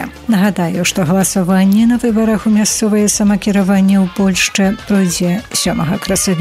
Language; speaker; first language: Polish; non-native, local second language; Belarusian